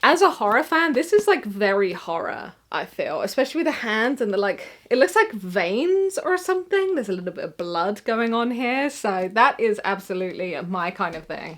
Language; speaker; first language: English; native; English